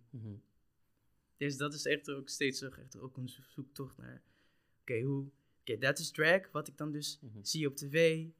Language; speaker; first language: Dutch; non-native, local second language; Papiamento